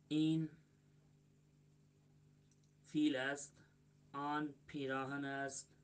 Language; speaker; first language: Persian; non-native, learner; Urdu